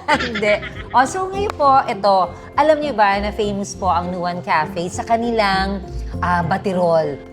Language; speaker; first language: Filipino; non-native, local second language; Pampanga